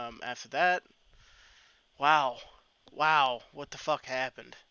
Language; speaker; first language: English; native; English